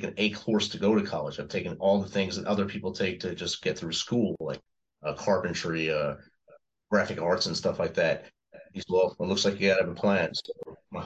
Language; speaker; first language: English; native; English